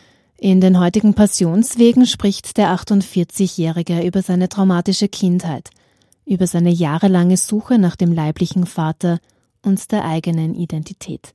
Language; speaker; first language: German; native; German